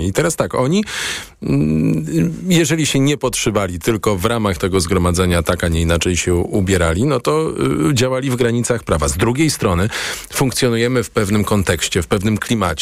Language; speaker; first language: Polish; native; Polish